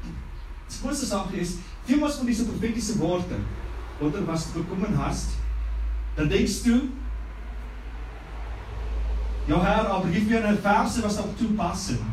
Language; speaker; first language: German; non-native, learner; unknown